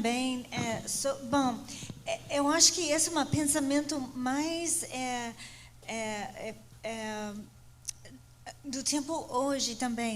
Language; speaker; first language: Portuguese; non-native, fluent; English